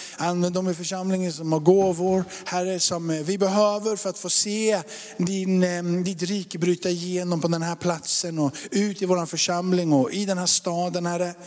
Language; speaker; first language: Swedish; native; Swedish